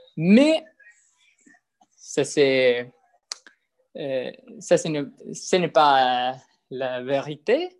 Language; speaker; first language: French; non-native, learner; Spanish